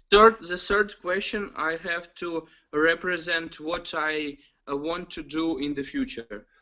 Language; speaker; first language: English; non-native, learner; Ukrainian